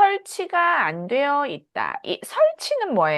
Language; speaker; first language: Korean; native; Korean